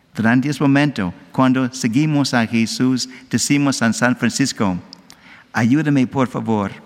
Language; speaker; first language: Spanish; non-native, learner; English